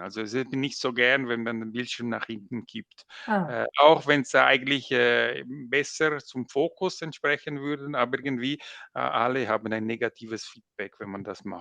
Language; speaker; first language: German; non-native, local second language; French